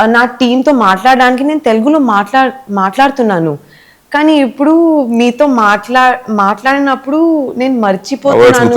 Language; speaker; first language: Telugu; early bilingual, heritage; Telugu